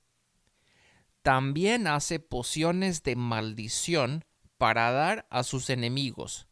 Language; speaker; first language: Spanish; non-native, fluent; English